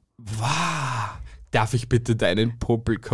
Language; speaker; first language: German; native; German